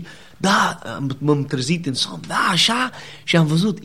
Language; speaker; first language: Romanian; non-native, learner; English